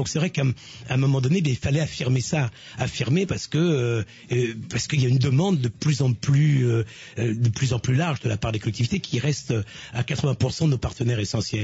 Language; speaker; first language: French; native; French